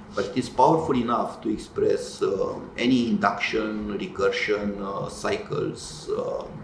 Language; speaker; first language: English; non-native, fluent; Romanian